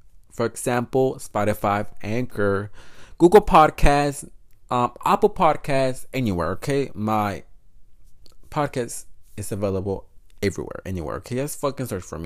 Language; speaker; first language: English; non-native, fluent; Spanish